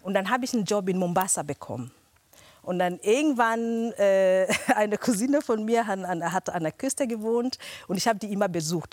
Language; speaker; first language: German; non-native, fluent; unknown